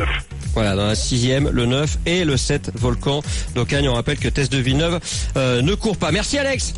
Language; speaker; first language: French; native; French